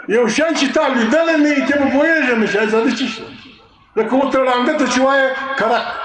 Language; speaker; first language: Pashto; native; Pashto